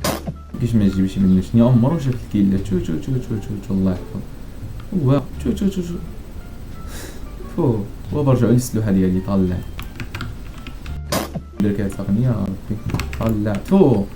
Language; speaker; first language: Arabic; native; Arabic